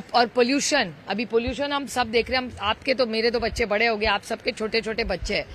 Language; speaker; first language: Hindi; non-native, local second language; Marathi